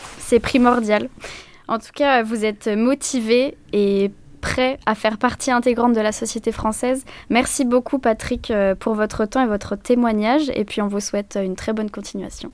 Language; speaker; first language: French; native; French